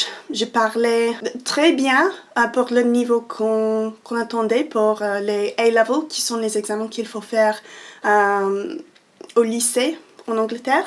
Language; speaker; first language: French; non-native, fluent; English